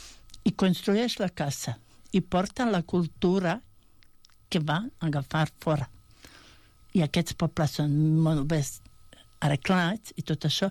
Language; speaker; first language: Catalan; non-native, fluent; Bosnian